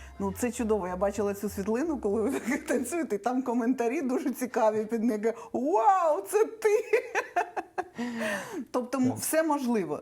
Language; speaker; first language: Ukrainian; native; Ukrainian